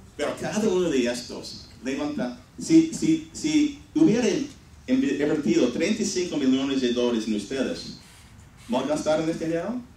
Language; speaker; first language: Spanish; non-native, fluent; English